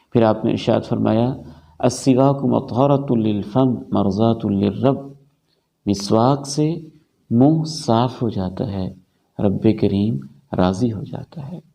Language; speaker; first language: Urdu; non-native, local second language; Punjabi